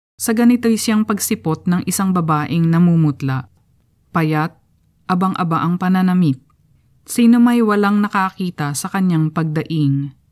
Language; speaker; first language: Filipino; native; Filipino